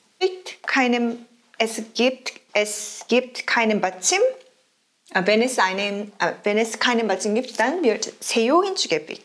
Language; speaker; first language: German; non-native, fluent; Korean